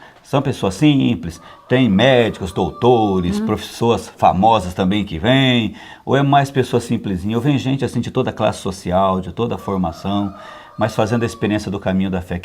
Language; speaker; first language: Portuguese; native; Portuguese